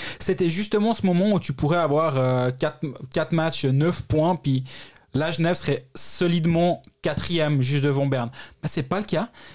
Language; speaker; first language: French; native; French